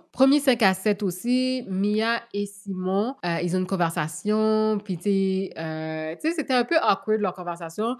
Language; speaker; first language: French; native; French